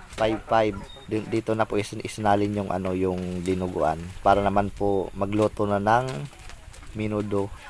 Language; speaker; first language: Filipino; non-native, local second language; Bikol